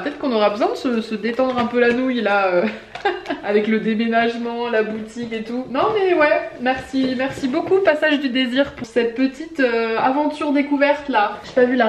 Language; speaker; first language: French; native; French